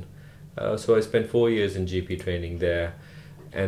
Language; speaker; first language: English; non-native, local second language; Sinhala